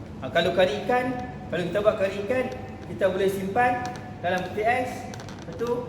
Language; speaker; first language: Malay; native; Malay